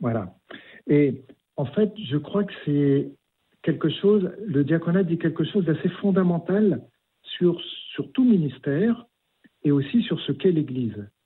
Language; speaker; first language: French; native; French